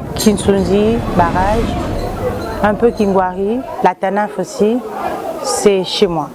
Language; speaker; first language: French; non-native, local second language; Lingala